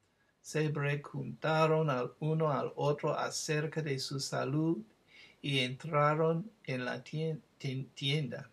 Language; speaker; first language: Spanish; non-native, fluent; English